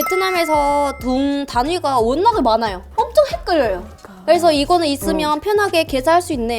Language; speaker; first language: Korean; non-native, fluent; Vietnamese